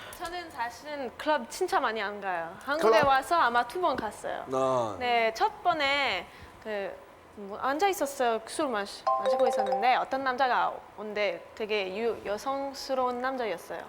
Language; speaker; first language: Korean; non-native, fluent; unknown